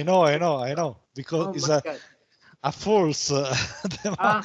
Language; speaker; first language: English; non-native, learner; Italian